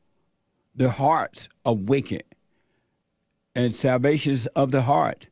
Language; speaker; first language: English; native; English